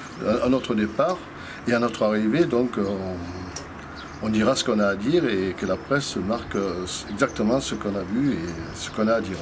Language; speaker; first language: French; native; French